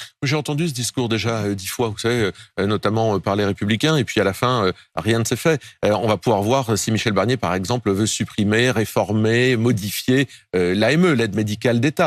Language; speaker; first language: French; native; French